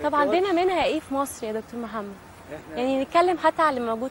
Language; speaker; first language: Arabic; native; Arabic